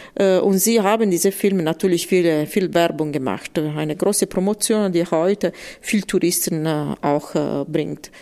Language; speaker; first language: German; non-native, fluent; Italian